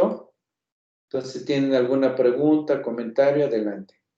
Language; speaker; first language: Spanish; native; Spanish